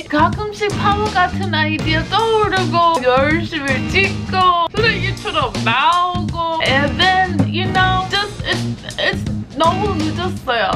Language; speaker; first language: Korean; non-native, fluent; English